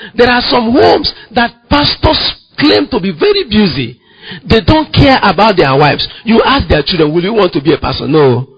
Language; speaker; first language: English; non-native, local second language; Igbo